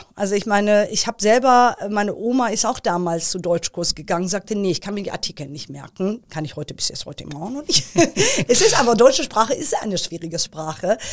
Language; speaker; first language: German; early bilingual, other home language; Persian